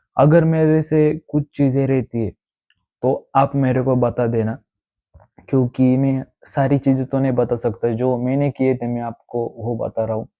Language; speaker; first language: Hindi; non-native, local second language; Marathi